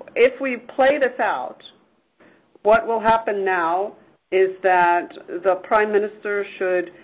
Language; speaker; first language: English; native; English